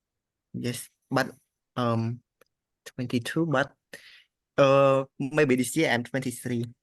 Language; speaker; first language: English; non-native, learner; Khmer